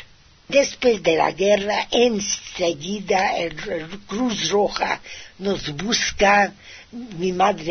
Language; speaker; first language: Spanish; non-native, fluent; Hungarian